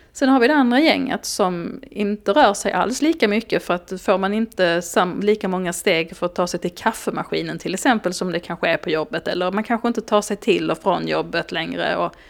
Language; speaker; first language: Swedish; native; Swedish